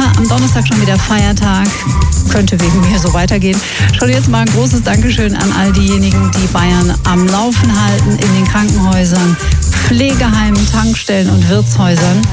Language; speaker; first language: German; native; German